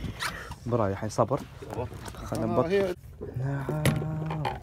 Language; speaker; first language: Arabic; native; Arabic